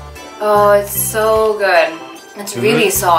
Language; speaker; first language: English; early bilingual, other home language; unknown